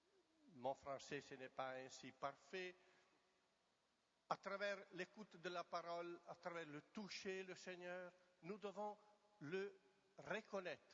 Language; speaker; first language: French; non-native, fluent; Italian